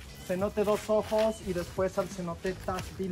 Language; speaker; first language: Spanish; native; Spanish